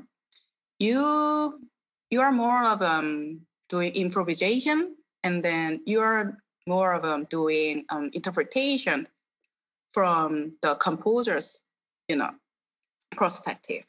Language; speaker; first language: English; non-native, fluent; Korean